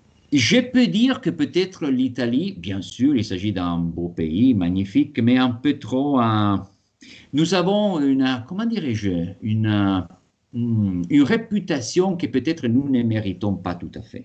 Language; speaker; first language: French; non-native, fluent; Italian